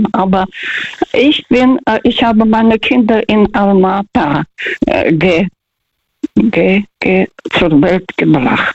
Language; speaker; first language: German; non-native, fluent; Russian